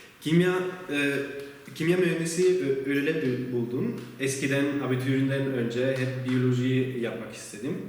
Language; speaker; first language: Turkish; early bilingual, heritage; Turkish